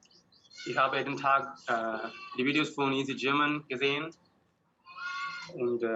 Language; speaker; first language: German; non-native, learner; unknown